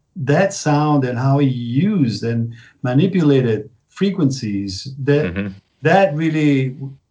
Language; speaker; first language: English; non-native, fluent; Italian